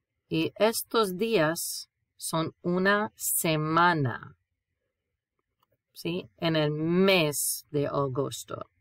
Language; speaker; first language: Spanish; non-native, fluent; English